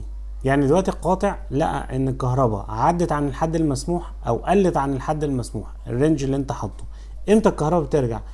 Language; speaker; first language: Arabic; native; Arabic